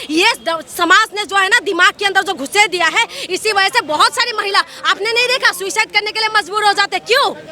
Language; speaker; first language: Hindi; non-native, local second language; Assamese